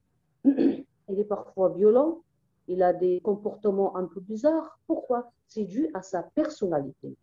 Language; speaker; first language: French; non-native, local second language; Arabic